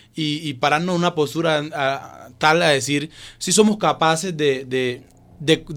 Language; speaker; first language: Spanish; native; Spanish